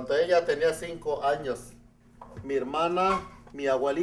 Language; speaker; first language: Spanish; non-native, local second language; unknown